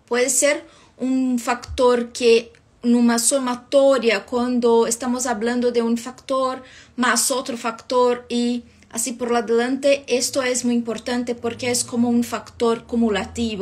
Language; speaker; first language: Spanish; non-native, fluent; Portuguese